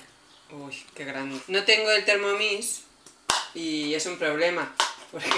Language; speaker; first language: Spanish; native; Spanish